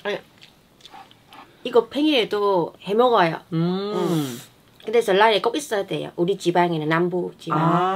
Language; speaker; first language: Korean; non-native, fluent; Vietnamese